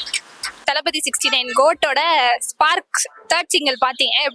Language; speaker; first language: Tamil; native; Tamil